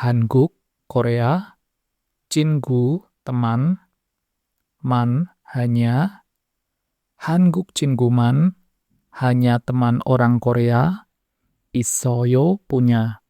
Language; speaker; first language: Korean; non-native, fluent; Indonesian